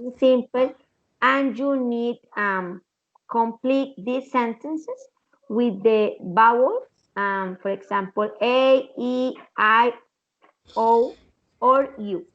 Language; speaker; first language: English; non-native, learner; Spanish